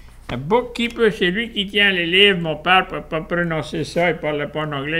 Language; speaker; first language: French; early bilingual, heritage; French